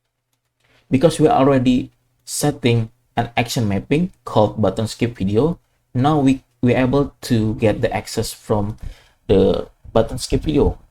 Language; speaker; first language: English; non-native, fluent; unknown